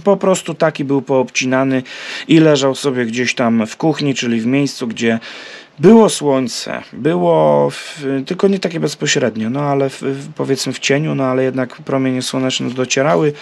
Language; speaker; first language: Polish; native; Polish